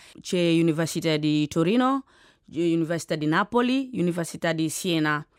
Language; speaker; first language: Italian; non-native, fluent; Swahili